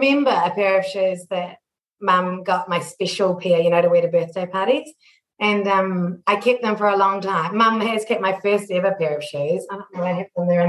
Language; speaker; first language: English; native; English